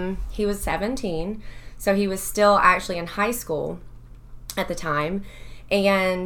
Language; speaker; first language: English; native; English